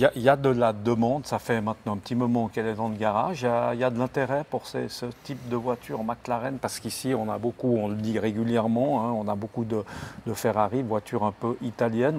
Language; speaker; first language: French; native; French